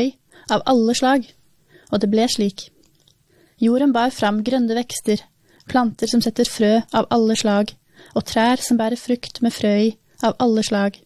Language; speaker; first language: Norwegian; native; Norwegian